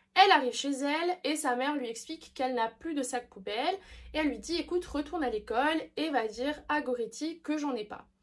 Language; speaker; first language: French; early bilingual, other home language; Portuguese